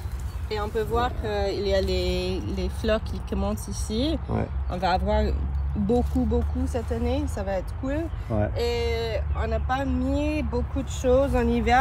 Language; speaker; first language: French; non-native, learner; English